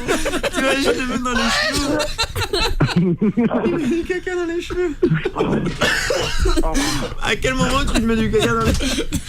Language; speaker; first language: French; native; French